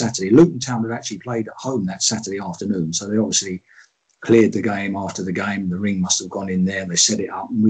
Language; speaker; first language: English; native; English